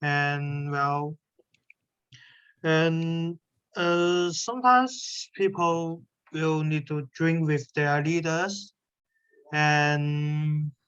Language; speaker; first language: English; non-native, learner; Chinese